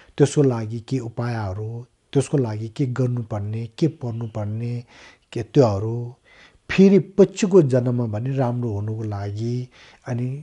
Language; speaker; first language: Nepali; non-native, local second language; Tibetan